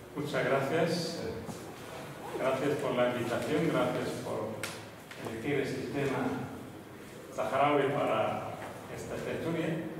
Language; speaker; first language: Spanish; non-native, fluent; Arabic